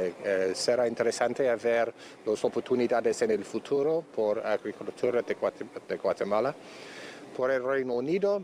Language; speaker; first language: Spanish; non-native, fluent; English